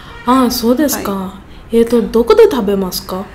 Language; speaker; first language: Japanese; non-native, learner; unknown